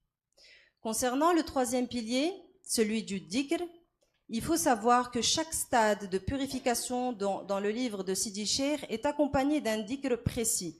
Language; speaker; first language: French; non-native, local second language; Arabic